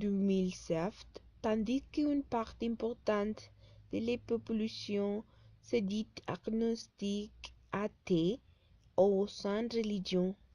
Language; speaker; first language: French; non-native, learner; Spanish